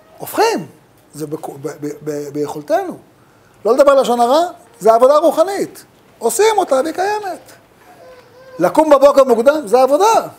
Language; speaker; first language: Hebrew; native; Hebrew